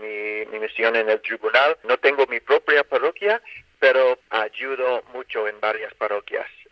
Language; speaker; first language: Spanish; non-native, fluent; English